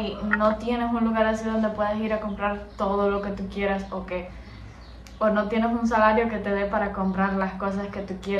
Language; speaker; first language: Spanish; native; Spanish